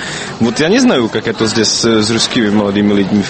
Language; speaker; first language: Russian; non-native, learner; Czech